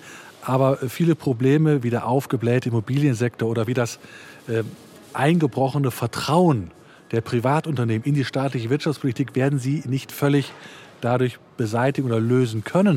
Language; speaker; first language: German; native; German